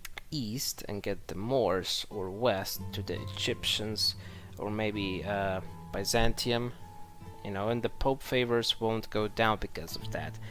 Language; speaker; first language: English; non-native, fluent; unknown